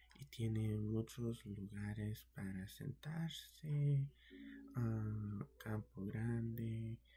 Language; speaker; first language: Spanish; early bilingual, heritage; Spanish